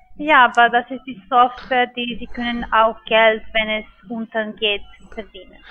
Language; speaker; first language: German; non-native, learner; Spanish